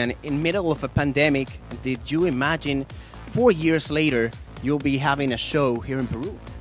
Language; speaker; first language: English; non-native, fluent; Spanish